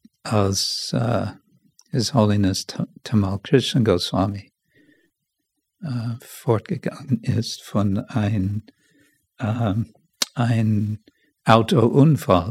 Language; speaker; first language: German; non-native, fluent; English